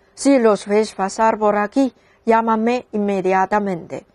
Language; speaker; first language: Spanish; non-native, fluent; Chinese